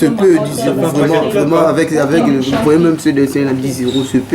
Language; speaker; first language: French; non-native, learner; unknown